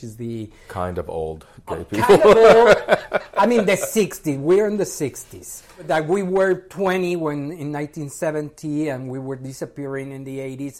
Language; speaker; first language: English; non-native, fluent; Spanish